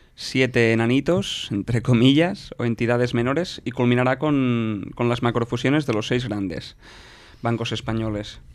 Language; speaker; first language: Spanish; non-native, local second language; Catalan